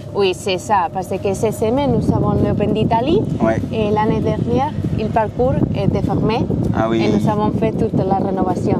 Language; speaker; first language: French; non-native, learner; Spanish